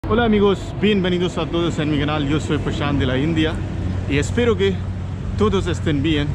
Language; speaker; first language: Spanish; non-native, learner; Hindi